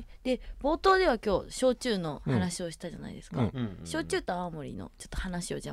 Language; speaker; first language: Japanese; native; Japanese